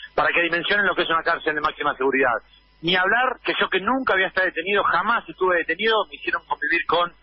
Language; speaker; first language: Spanish; native; Spanish